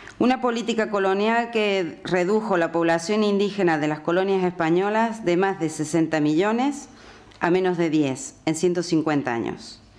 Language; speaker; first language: Spanish; native; Spanish